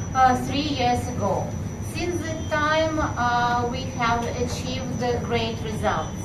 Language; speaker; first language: English; non-native, fluent; Russian